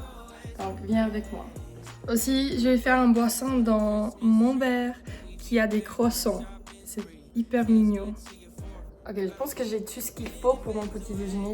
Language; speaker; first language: French; non-native, learner; English